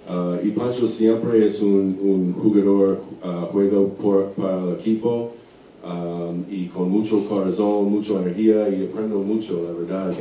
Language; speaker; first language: Spanish; non-native, learner; English